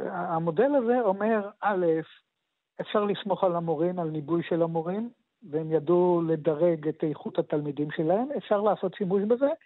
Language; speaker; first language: Hebrew; native; Hebrew